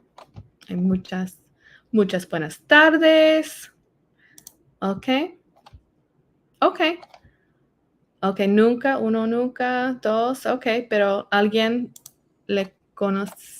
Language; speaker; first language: Spanish; non-native, learner; English